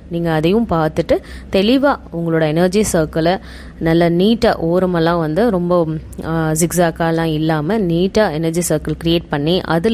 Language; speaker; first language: Tamil; native; Tamil